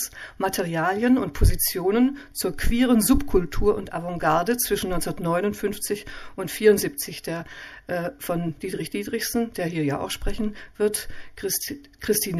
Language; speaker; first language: German; native; German